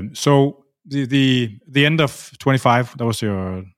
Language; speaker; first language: English; non-native, fluent; Danish